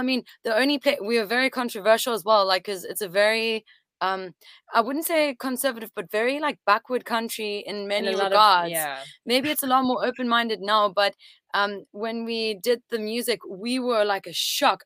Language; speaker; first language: English; early bilingual, other home language; French